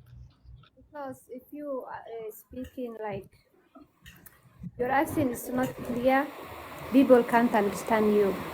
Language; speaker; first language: English; non-native, learner; Chinese